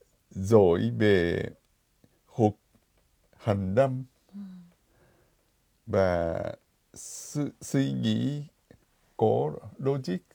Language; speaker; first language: Vietnamese; non-native, fluent; Japanese